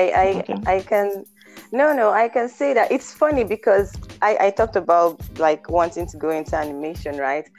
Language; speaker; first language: English; non-native, local second language; Igbo